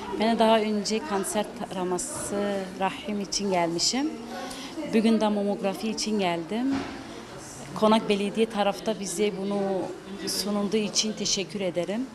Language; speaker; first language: Turkish; non-native, local second language; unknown